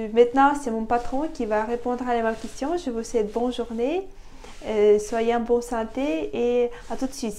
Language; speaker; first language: French; non-native, fluent; Russian